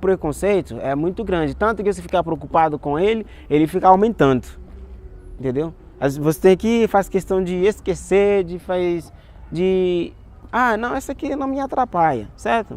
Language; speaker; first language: Portuguese; non-native, fluent; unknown